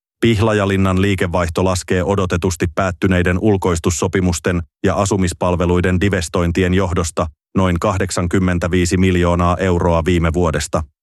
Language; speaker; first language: Finnish; native; Finnish